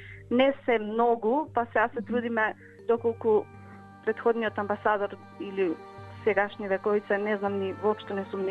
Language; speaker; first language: Macedonian; native; Macedonian